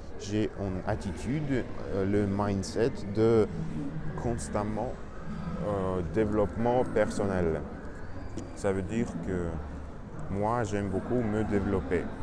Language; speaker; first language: French; non-native, learner; Russian